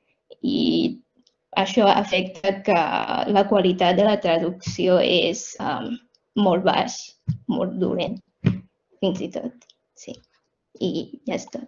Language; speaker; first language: Catalan; non-native, fluent; Chinese